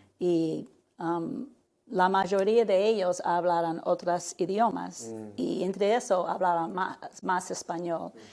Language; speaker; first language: Spanish; early bilingual, heritage; Spanish